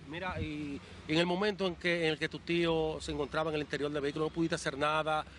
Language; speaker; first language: Spanish; native; Spanish